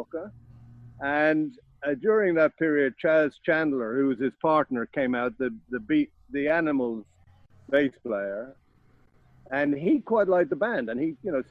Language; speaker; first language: English; native; English